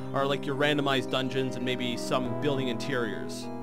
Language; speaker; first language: English; native; English